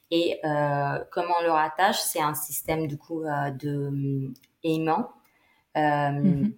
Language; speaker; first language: French; non-native, fluent; Italian